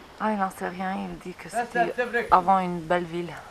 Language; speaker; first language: French; non-native, fluent; Bosnian